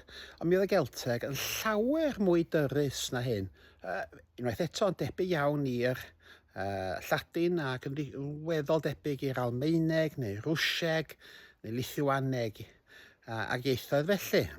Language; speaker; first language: Welsh; native; Welsh